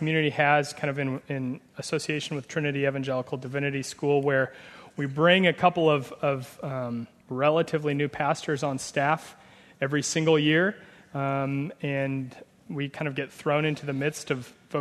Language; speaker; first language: English; native; English